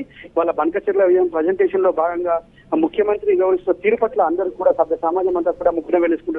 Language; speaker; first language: Telugu; native; Telugu